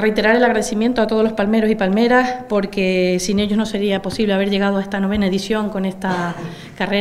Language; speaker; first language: Spanish; native; Spanish